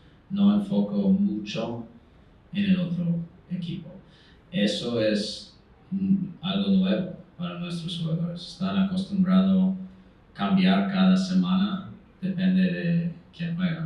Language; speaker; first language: Spanish; non-native, fluent; English